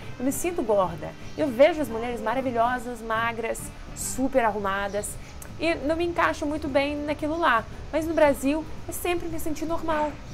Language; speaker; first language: Portuguese; non-native, fluent; Russian